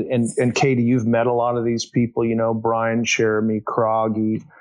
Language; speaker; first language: English; native; English